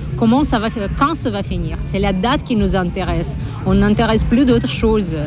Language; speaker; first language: French; non-native, fluent; Russian